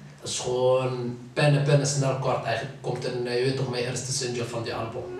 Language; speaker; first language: Dutch; non-native, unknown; Arabic